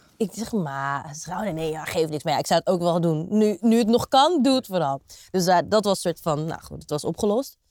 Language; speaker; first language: Dutch; native; Dutch